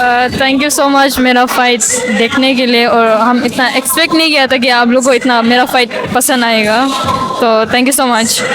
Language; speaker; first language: Hindi; non-native, local second language; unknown